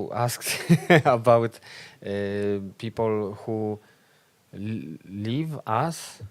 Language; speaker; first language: English; non-native, learner; Polish